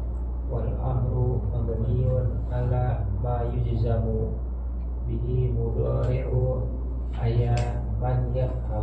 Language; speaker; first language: Arabic; non-native, learner; Indonesian